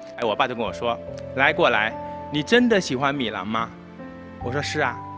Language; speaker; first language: Chinese; native; Chinese